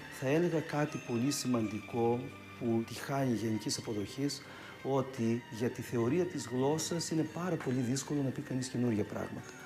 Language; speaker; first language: Greek; native; Greek